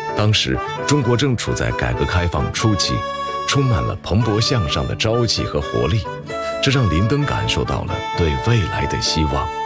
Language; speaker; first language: Chinese; native; Chinese